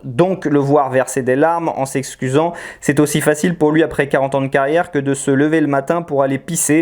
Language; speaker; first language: French; native; French